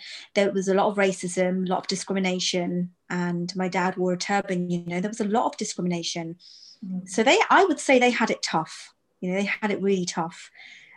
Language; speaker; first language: English; native; English